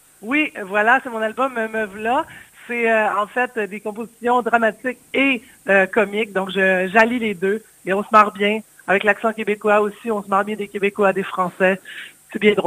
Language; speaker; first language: French; native; French